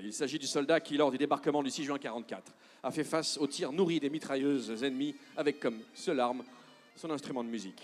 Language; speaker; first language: French; native; French